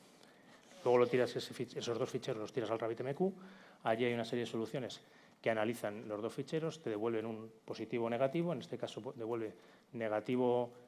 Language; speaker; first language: Spanish; native; Spanish